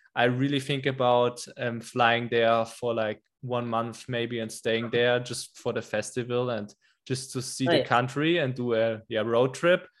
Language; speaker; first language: English; non-native, fluent; German